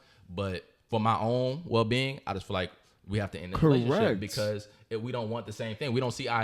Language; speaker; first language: English; native; English